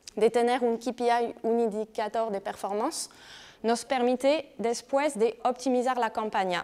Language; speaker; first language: Spanish; non-native, fluent; French